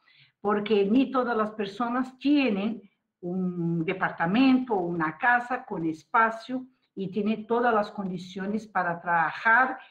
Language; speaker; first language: Spanish; non-native, fluent; Portuguese